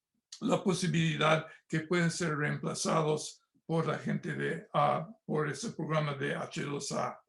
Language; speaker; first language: Spanish; non-native, fluent; English